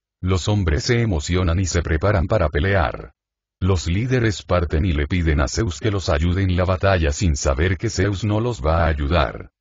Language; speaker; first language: Spanish; native; Spanish